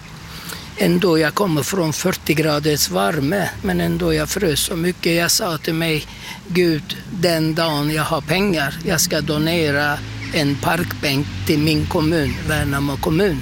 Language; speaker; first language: Swedish; non-native, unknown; Turkish